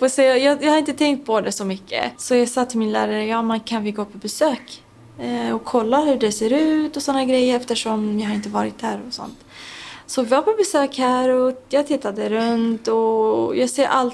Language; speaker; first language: Swedish; non-native, local second language; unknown